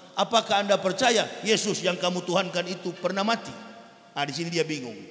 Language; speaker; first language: Indonesian; native; Indonesian